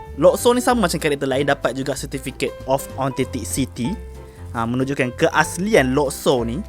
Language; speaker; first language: Malay; native; Malay